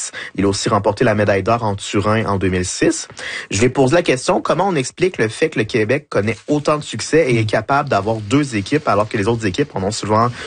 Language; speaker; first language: French; native; French